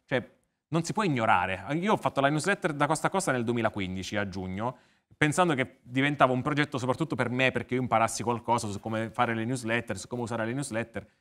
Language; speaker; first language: Italian; native; Italian